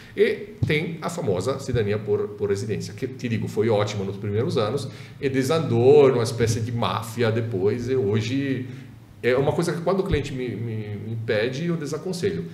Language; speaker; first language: Portuguese; non-native, fluent; Italian